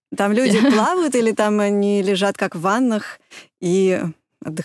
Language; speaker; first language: Russian; native; Russian